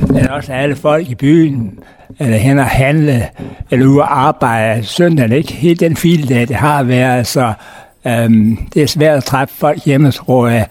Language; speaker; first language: Danish; native; Danish